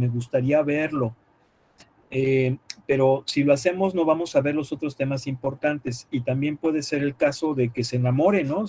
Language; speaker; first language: Spanish; native; Spanish